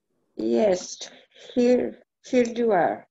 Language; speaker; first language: English; non-native, learner; Spanish